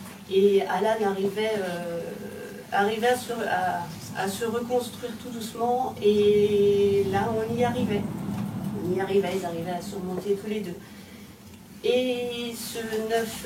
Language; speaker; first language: French; native; French